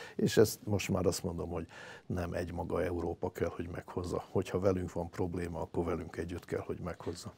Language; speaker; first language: Hungarian; native; Hungarian